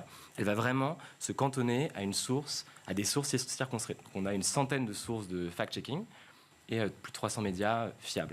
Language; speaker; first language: French; native; French